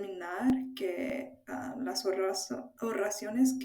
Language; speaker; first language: Spanish; non-native, fluent; English